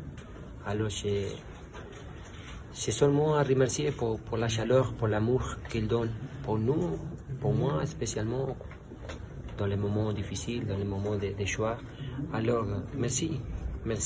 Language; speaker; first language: French; non-native, fluent; Spanish